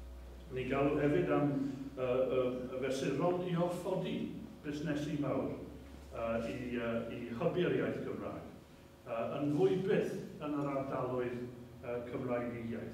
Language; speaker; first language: Welsh; native; Welsh